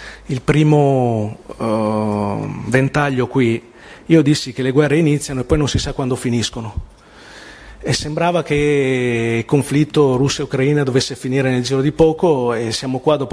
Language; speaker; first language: Italian; native; Italian